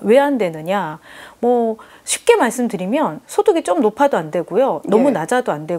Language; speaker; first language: Korean; native; Korean